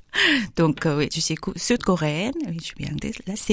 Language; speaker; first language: French; non-native, learner; Korean